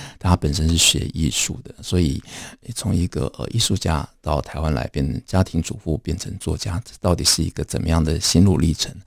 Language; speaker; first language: Chinese; native; Chinese